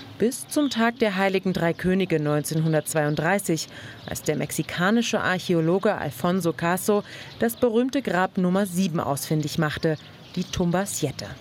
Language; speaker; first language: German; native; German